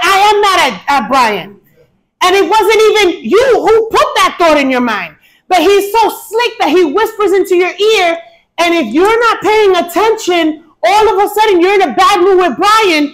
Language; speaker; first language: English; early bilingual, other home language; Spanish